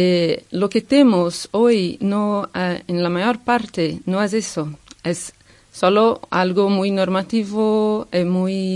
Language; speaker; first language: Spanish; non-native, fluent; Portuguese